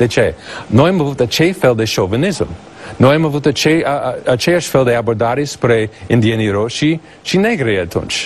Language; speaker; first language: Romanian; non-native, fluent; English